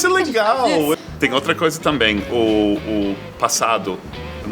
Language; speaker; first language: Portuguese; non-native, fluent; English